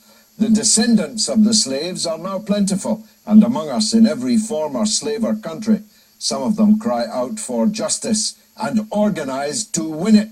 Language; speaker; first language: English; native; English